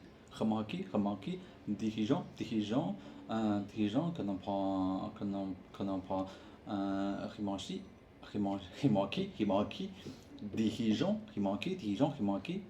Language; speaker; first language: French; non-native, learner; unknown